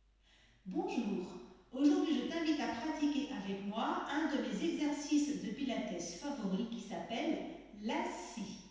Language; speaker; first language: French; native; French